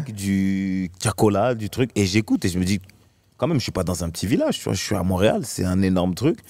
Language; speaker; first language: French; native; French